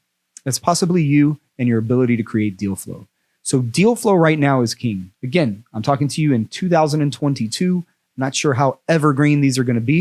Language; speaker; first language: English; native; English